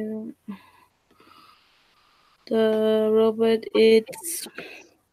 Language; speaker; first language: English; non-native, learner; Spanish